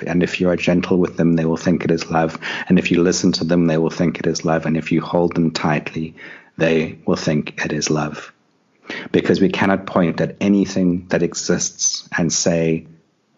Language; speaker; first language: English; native; English